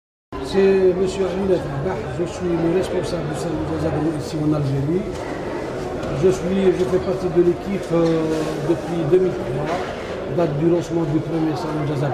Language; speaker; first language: French; non-native, local second language; Arabic